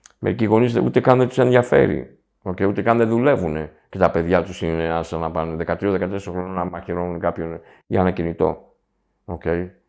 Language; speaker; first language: Greek; early bilingual, heritage; Greek